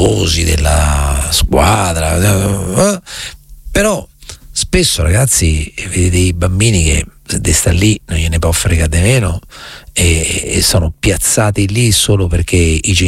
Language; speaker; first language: Italian; native; Italian